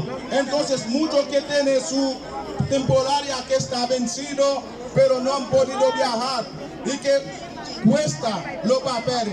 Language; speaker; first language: Spanish; non-native, fluent; Haitian Creole